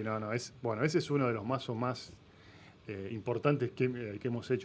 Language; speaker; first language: Spanish; native; Spanish